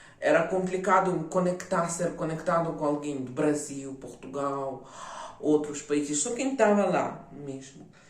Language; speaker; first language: Portuguese; non-native, local second language; Ukrainian